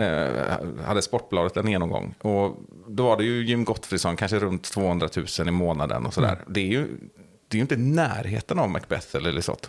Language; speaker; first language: Swedish; native; Swedish